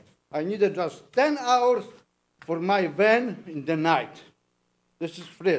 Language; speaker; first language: English; non-native, learner; Polish